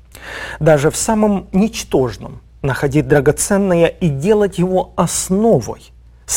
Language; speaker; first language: Russian; native; Russian